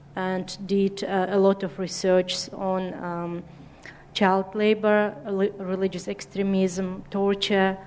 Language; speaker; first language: English; non-native, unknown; Uzbek